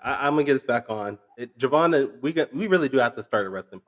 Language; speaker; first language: English; native; English